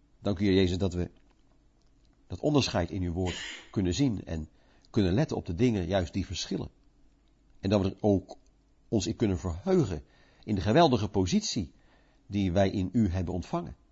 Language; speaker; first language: Dutch; native; Dutch